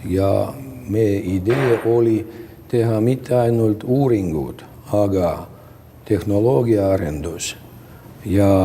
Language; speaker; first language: Estonian; non-native, local second language; Russian